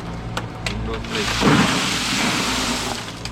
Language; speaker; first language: Spanish; non-native, learner; French